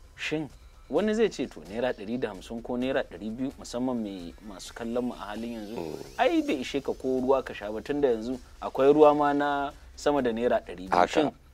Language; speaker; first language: Hausa; native; Hausa